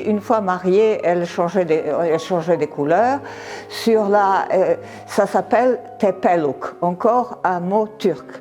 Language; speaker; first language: French; non-native, fluent; Serbian